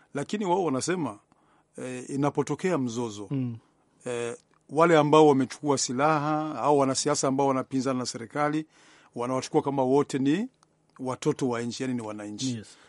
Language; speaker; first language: Swahili; non-native, local second language; Rundi